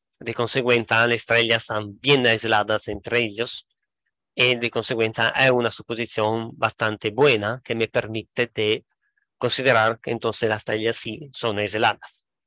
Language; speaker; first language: Spanish; non-native, fluent; Italian